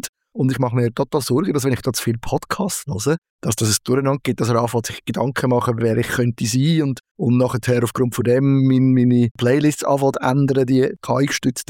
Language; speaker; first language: German; native; German